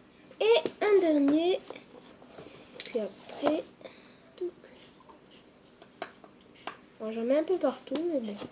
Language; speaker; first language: French; native; French